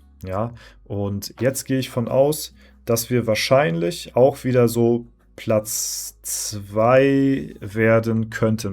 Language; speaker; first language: German; native; German